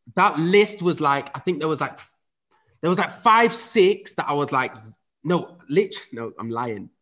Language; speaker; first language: English; native; English